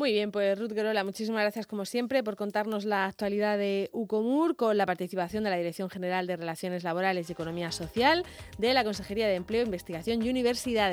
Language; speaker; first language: Spanish; native; Spanish